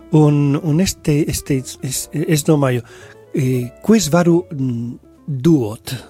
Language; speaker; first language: Latvian; non-native, fluent; Spanish